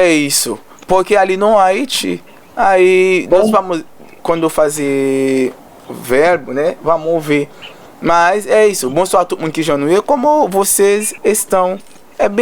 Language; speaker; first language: Portuguese; non-native, learner; Haitian Creole